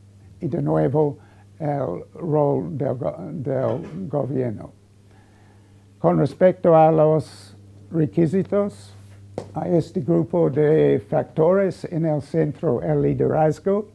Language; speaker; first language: Spanish; non-native, fluent; English